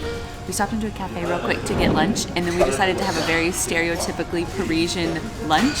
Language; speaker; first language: English; native; English